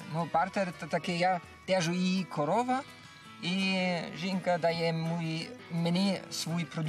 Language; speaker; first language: Ukrainian; non-native, learner; German